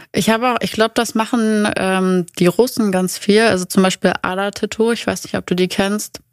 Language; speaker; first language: German; native; German